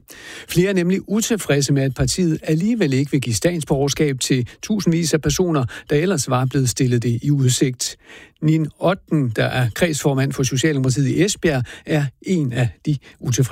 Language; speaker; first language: Danish; native; Danish